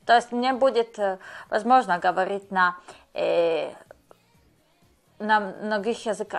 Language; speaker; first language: Russian; non-native, learner; Serbian